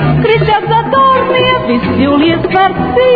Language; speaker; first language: Russian; non-native, learner; Italian